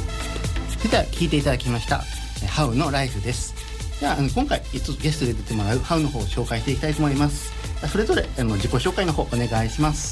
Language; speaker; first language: Japanese; native; Japanese